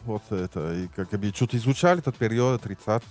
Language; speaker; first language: Russian; non-native, learner; French